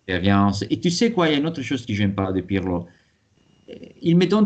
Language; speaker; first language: French; non-native, fluent; Italian